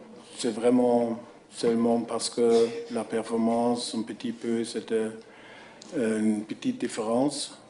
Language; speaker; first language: French; non-native, fluent; German